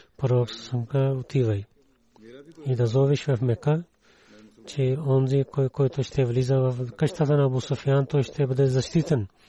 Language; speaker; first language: Bulgarian; non-native, learner; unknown